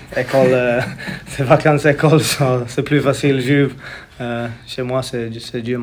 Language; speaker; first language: French; non-native, learner; English